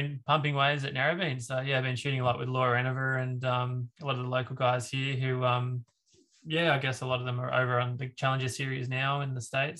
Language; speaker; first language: English; native; English